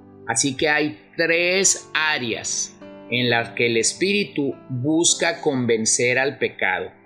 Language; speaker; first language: Spanish; native; Spanish